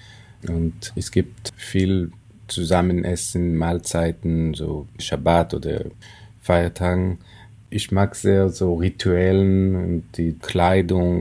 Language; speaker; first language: German; non-native, fluent; Hebrew